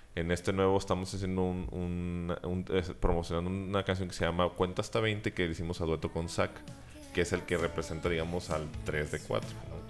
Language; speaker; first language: Spanish; native; Spanish